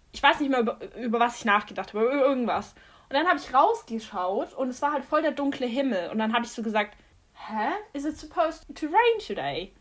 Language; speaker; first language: German; native; German